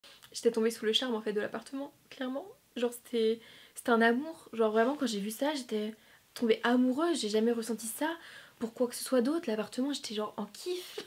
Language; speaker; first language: French; native; French